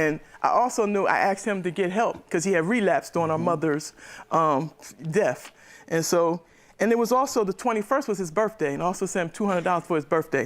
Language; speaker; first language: English; native; English